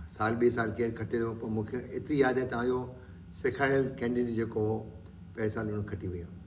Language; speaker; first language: Sindhi; native; Sindhi